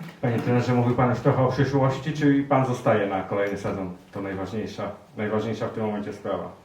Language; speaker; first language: Polish; native; Polish